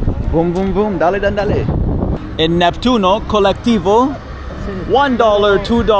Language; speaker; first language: Spanish; non-native, learner; English